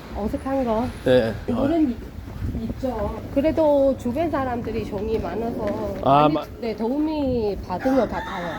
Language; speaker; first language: Korean; non-native, fluent; Cantonese